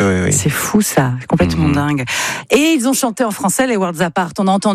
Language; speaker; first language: French; native; French